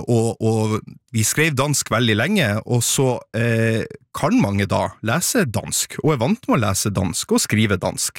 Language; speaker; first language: Norwegian; native; Norwegian